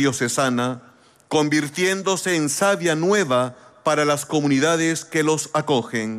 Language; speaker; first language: Spanish; native; Spanish